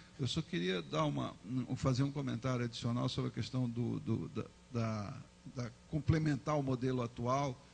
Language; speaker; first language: Portuguese; native; Portuguese